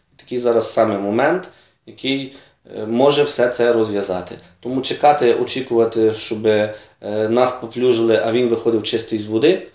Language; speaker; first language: Ukrainian; native; Ukrainian